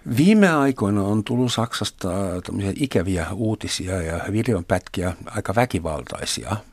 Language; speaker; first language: Finnish; non-native, fluent; German